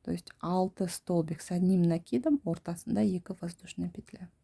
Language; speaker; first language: Russian; non-native, local second language; Kazakh